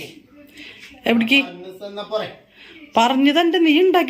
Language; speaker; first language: Malayalam; native; Malayalam